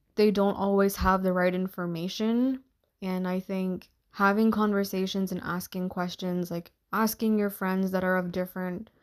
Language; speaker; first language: English; early bilingual, other home language; Hindi